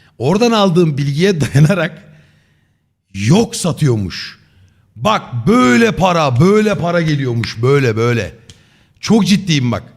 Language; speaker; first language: Turkish; native; Turkish